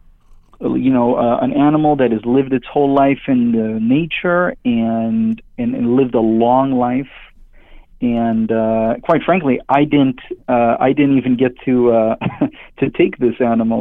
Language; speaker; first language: English; non-native, fluent; Hebrew